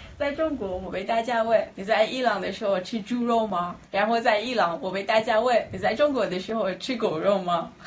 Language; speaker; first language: Chinese; non-native, fluent; Persian